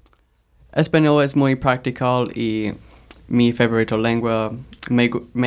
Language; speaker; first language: Spanish; non-native, learner; English